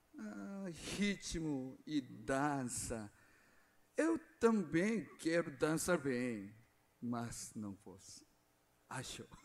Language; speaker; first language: Portuguese; non-native, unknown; Korean